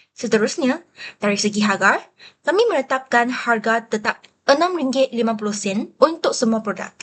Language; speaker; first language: Malay; non-native, local second language; Chinese